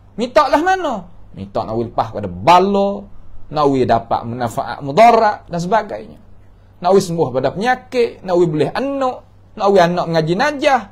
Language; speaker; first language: Malay; native; Malay